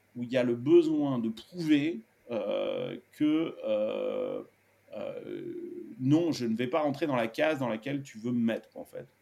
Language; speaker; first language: French; early bilingual, other home language; Spanish